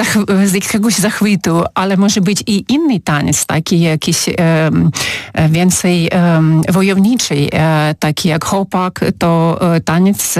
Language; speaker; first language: Polish; non-native, fluent; Ukrainian